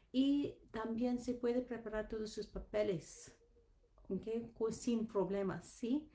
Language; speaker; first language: Spanish; non-native, learner; English